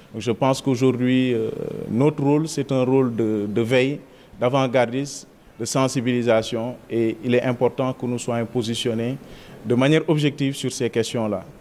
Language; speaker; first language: French; non-native, local second language; Wolof